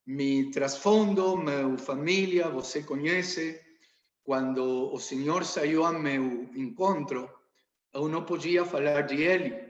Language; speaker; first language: Portuguese; non-native, learner; Spanish